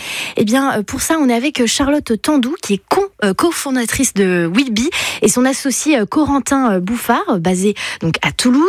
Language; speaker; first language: French; native; French